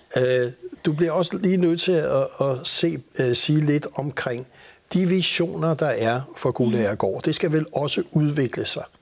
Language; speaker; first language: Danish; native; Danish